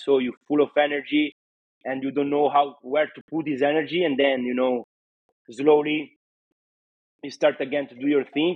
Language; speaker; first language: English; non-native, fluent; Italian